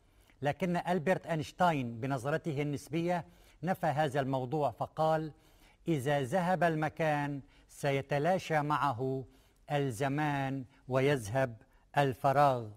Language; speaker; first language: Arabic; native; Arabic